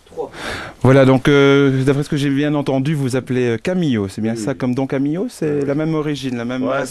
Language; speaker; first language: French; native; French